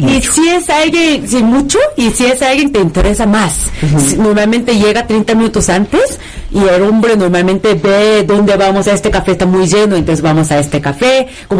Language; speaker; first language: Spanish; non-native, fluent; Korean